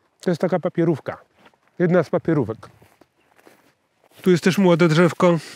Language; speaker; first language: Polish; native; Polish